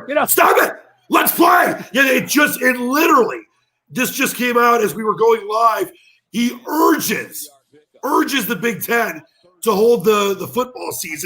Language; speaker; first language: English; native; English